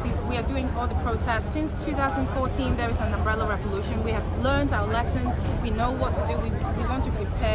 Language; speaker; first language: English; non-native, local second language; Cantonese